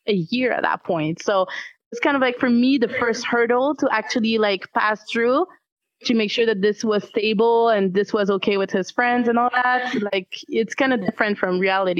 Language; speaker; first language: English; non-native, fluent; French